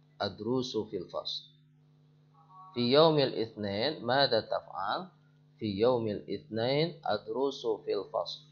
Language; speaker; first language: Arabic; non-native, fluent; Indonesian